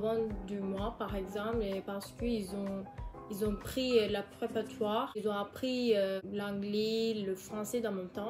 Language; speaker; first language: French; non-native, learner; Turkish